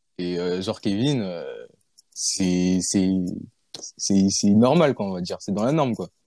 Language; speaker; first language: French; early bilingual, other home language; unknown